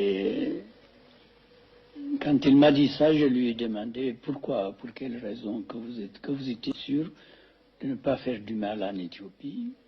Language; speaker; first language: French; non-native, fluent; Amharic